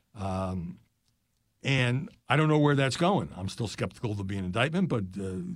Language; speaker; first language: English; native; English